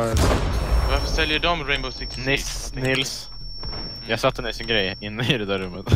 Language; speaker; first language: Swedish; native; Swedish